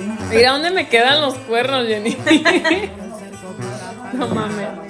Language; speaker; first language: Spanish; native; Spanish